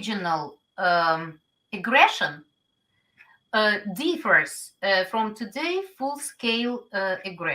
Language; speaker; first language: English; non-native, learner; Ukrainian